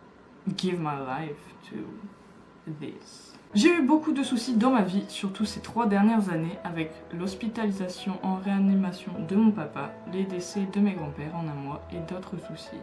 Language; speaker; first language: French; native; French